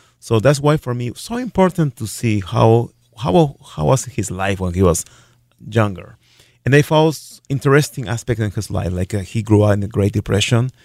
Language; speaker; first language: English; non-native, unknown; Spanish